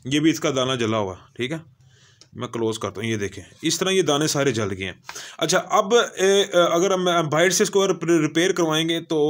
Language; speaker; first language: Urdu; non-native, local second language; Punjabi